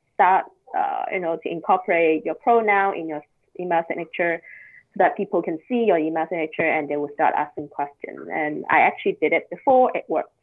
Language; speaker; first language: English; non-native, local second language; Cantonese